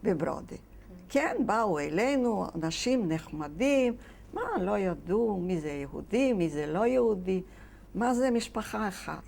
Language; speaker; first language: Hebrew; non-native, fluent; Yiddish